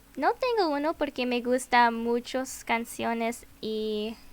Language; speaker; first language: Spanish; non-native, learner; English